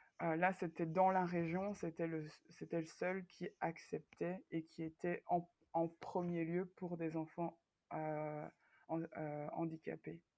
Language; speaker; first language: French; early bilingual, other home language; Swahili